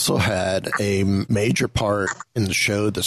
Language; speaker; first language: English; native; English